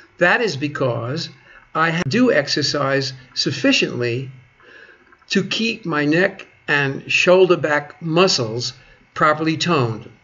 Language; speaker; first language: English; native; English